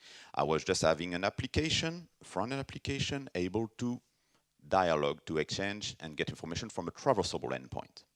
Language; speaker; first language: English; non-native, fluent; French